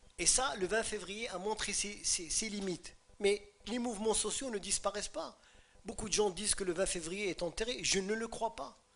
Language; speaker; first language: French; non-native, local second language; Arabic